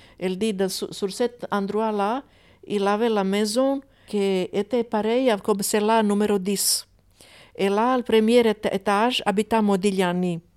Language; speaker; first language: French; non-native, fluent; Croatian